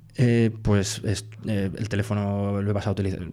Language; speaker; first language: Spanish; native; Spanish